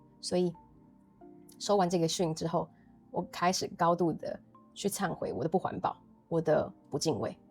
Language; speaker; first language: Chinese; native; Chinese